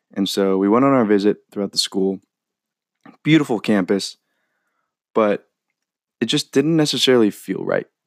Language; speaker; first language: English; native; English